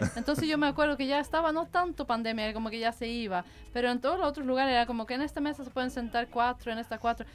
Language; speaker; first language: Spanish; non-native, fluent; Swedish